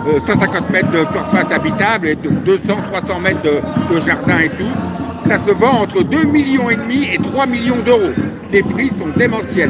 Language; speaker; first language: French; native; French